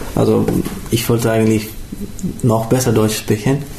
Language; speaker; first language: German; non-native, learner; Pashto